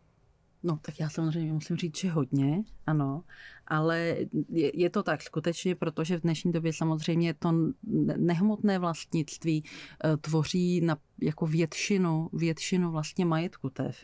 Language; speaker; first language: Czech; native; Czech